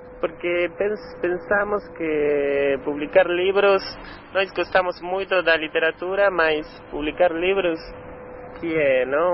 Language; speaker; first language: Portuguese; non-native, learner; Spanish